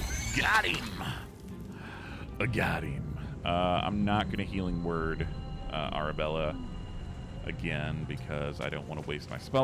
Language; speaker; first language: English; native; English